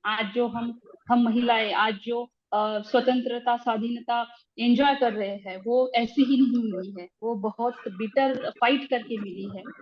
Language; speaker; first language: Hindi; non-native, local second language; Marathi